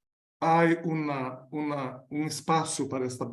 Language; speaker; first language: Spanish; non-native, learner; Portuguese